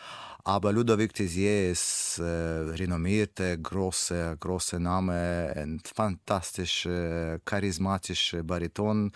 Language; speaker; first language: German; non-native, learner; Russian